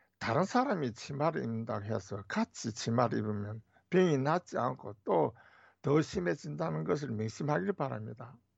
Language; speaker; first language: Korean; native; Korean